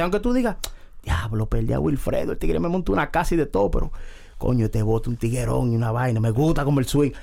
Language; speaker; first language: Spanish; early bilingual, heritage; Spanish